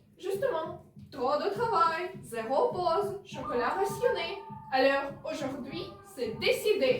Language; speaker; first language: French; non-native, fluent; Ukrainian